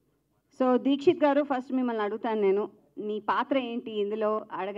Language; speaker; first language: Telugu; native; Telugu